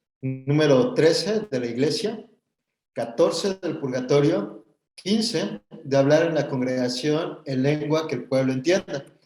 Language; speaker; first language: Spanish; native; Spanish